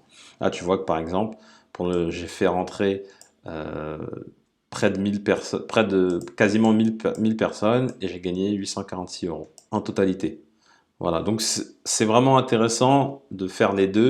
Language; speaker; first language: French; native; French